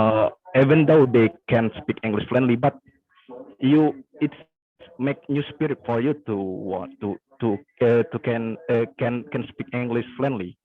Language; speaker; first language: English; non-native, learner; Indonesian